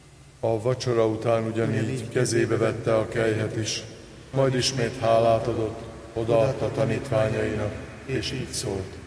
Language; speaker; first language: Hungarian; native; Hungarian